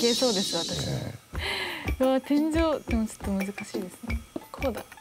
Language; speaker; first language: Japanese; native; Japanese